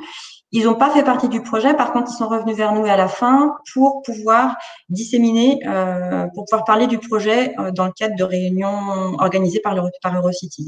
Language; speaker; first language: French; native; French